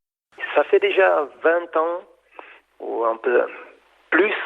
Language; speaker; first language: French; non-native, fluent; Czech